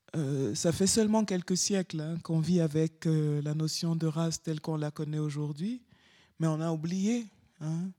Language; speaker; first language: French; native; French